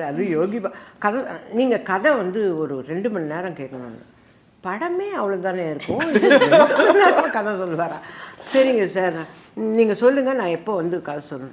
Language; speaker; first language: Tamil; native; Tamil